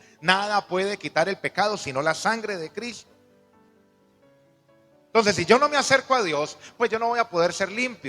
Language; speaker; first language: Spanish; native; Spanish